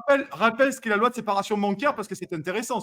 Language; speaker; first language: French; native; French